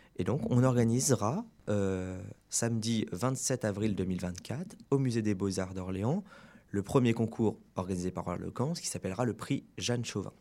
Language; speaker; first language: French; native; French